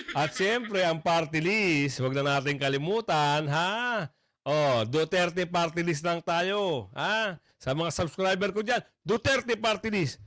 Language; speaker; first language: Filipino; native; Filipino